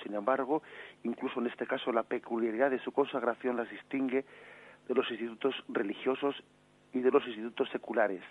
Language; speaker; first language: Spanish; native; Spanish